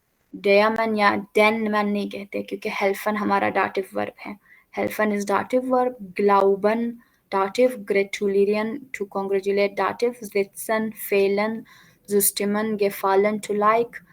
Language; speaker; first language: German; non-native, fluent; Urdu